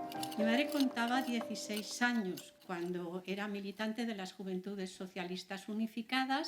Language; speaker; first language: Spanish; native; Spanish